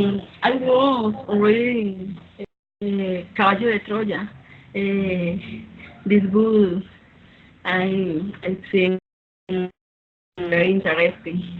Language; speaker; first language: English; non-native, learner; Spanish